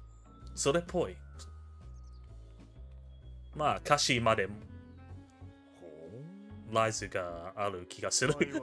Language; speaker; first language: Japanese; non-native, learner; English